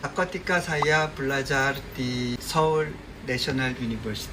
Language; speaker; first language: Indonesian; non-native, learner; Korean